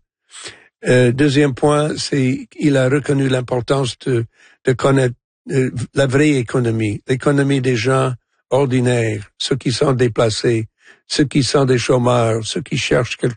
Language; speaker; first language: French; non-native, local second language; English